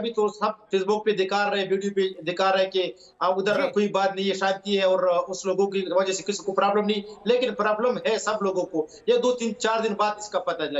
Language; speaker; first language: Hindi; non-native, fluent; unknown